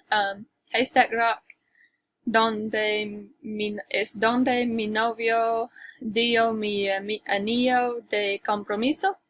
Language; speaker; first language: Spanish; non-native, learner; English